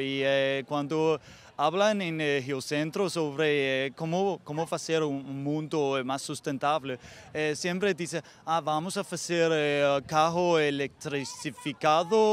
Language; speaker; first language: Portuguese; non-native, learner; Danish